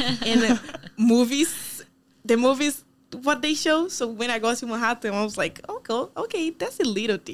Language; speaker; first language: English; non-native, fluent; Portuguese